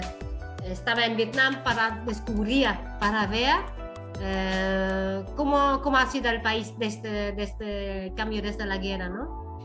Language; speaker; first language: Spanish; non-native, fluent; Vietnamese